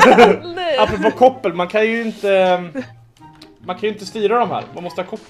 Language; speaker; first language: Swedish; native; Swedish